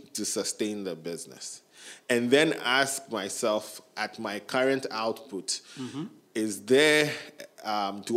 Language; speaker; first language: English; non-native, local second language; Akan